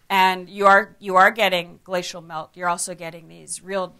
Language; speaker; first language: English; native; English